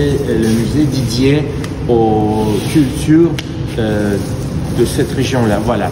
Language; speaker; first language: French; non-native, fluent; Russian